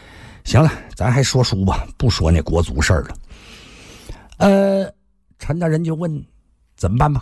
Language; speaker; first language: Chinese; native; Chinese